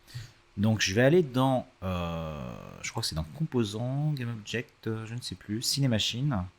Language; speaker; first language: French; native; French